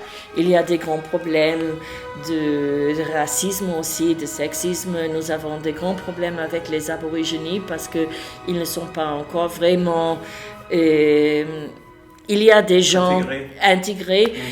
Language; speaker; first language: French; non-native, fluent; English